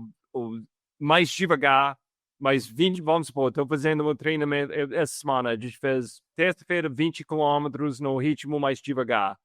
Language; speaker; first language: Portuguese; non-native, fluent; English